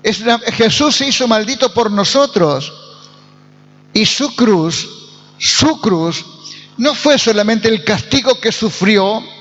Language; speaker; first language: Spanish; native; Spanish